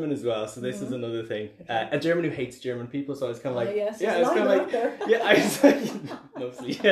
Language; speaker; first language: English; native; English